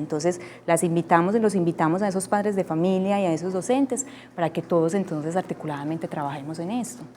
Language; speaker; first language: Spanish; native; Spanish